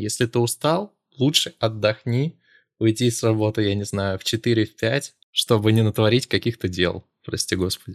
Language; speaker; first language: Russian; native; Russian